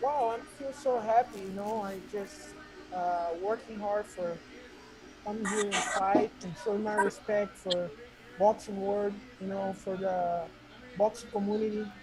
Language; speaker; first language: English; non-native, learner; Portuguese